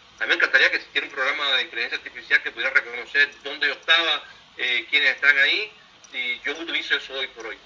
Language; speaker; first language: Spanish; native; Spanish